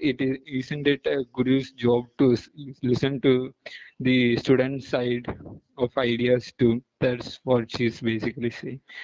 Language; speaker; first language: English; non-native, local second language; Malayalam